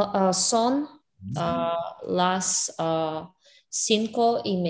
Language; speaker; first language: Spanish; non-native, learner; Russian